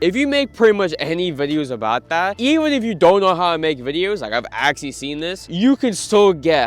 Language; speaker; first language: English; native; English